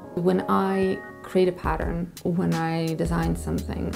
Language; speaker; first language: English; non-native, fluent; Polish